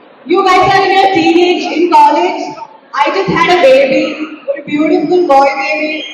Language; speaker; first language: English; non-native, local second language; Malayalam